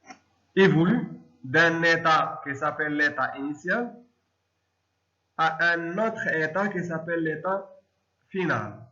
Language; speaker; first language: French; non-native, local second language; Arabic